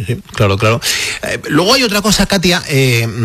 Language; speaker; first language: Spanish; native; Spanish